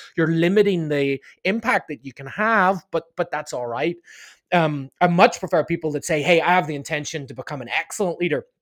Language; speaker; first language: English; native; English